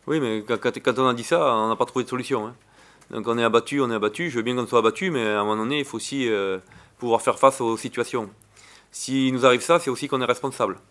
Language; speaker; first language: French; native; French